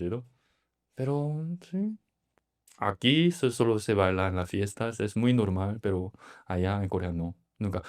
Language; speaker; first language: Spanish; non-native, learner; Korean